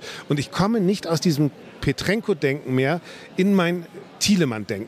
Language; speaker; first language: German; native; German